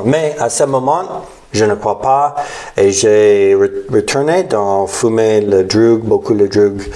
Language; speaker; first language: French; non-native, learner; English